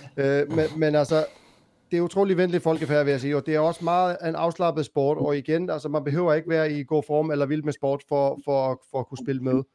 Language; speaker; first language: Danish; native; Danish